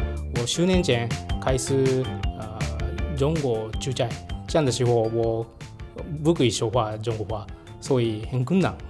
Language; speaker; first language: Chinese; non-native, learner; Japanese